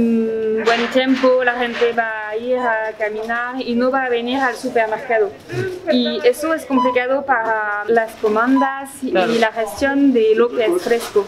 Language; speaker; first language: Spanish; non-native, fluent; French